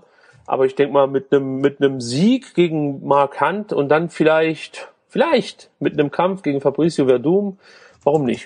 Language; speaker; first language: German; native; German